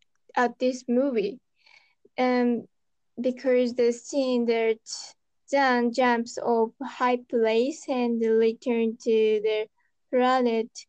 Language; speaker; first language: English; non-native, learner; Japanese